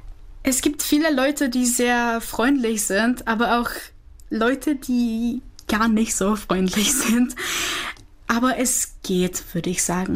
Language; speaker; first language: German; non-native, fluent; Czech